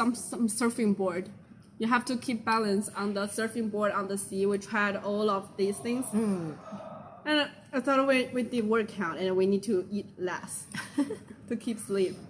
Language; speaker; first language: English; non-native, fluent; Chinese